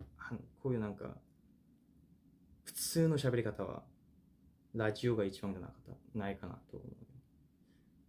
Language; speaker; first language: Japanese; non-native, fluent; Korean